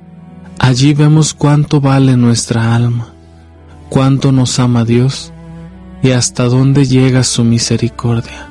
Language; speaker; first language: Spanish; native; Spanish